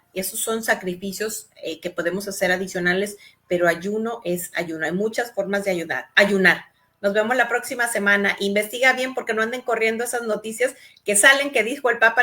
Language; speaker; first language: Spanish; native; Spanish